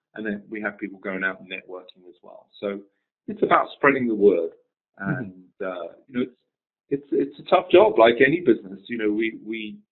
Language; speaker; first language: English; native; English